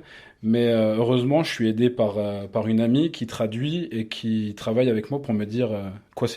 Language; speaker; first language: French; native; French